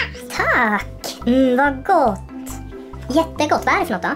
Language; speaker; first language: Swedish; native; Swedish